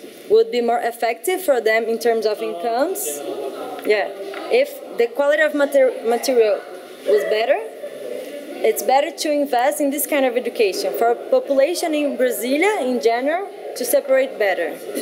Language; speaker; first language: English; non-native, fluent; Portuguese